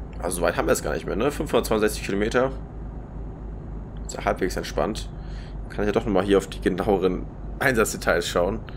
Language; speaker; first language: German; native; German